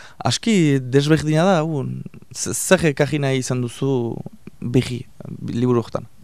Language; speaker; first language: Basque; native; Basque